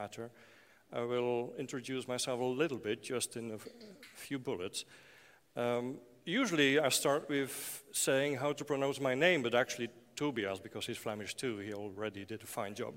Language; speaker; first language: English; non-native, fluent; Dutch